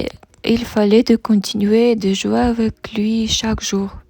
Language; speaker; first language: French; non-native, learner; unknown